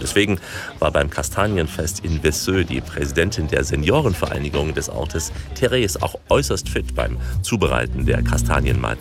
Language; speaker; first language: German; native; German